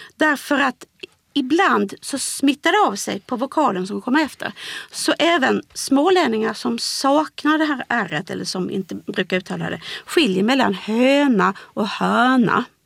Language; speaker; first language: Swedish; native; Swedish